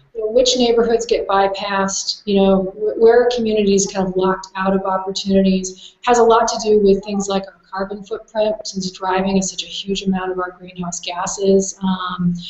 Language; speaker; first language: English; native; English